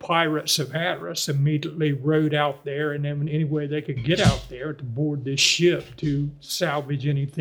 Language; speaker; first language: English; native; English